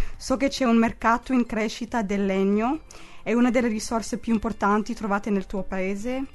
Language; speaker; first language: Italian; non-native, fluent; English